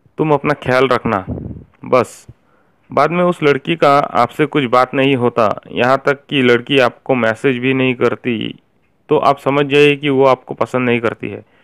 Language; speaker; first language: Hindi; native; Hindi